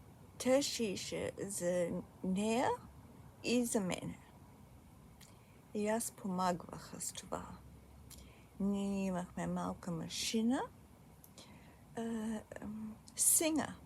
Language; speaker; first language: Bulgarian; early bilingual, heritage; Bulgarian